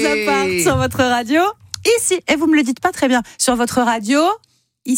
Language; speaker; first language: French; native; French